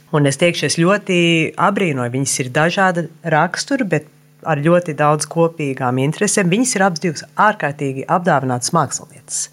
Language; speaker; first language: Latvian; early bilingual, heritage; Latvian